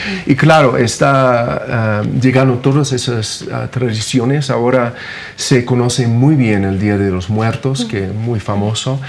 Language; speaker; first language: Spanish; non-native, fluent; English